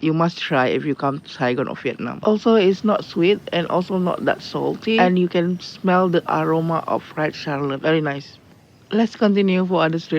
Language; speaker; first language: English; non-native, learner; Indonesian